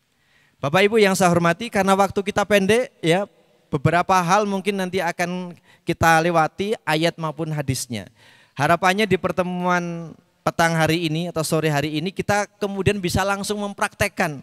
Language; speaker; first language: Indonesian; native; Indonesian